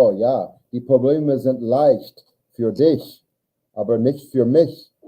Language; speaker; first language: German; non-native, learner; English